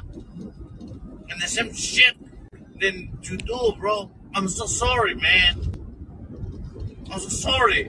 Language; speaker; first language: English; non-native, learner; Spanish